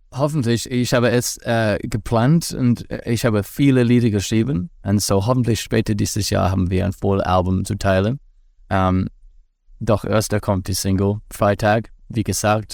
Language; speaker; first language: German; non-native, fluent; English